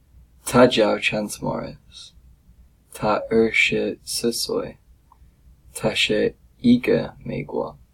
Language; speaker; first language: Chinese; non-native, learner; English